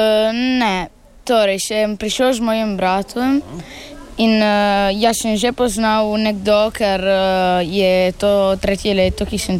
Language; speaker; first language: Slovenian; early bilingual, heritage; Italian